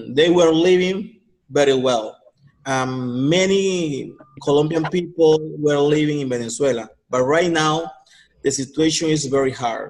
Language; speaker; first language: English; non-native, learner; Spanish